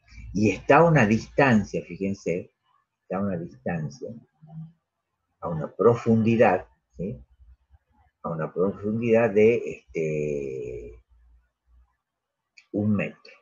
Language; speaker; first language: Spanish; native; Spanish